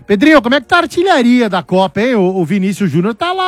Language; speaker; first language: Portuguese; native; Portuguese